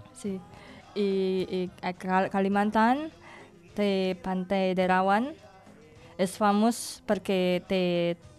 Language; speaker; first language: Catalan; non-native, learner; Indonesian